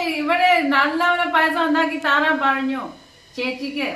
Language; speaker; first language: Malayalam; non-native, learner; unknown